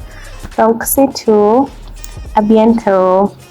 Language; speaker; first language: French; non-native, learner; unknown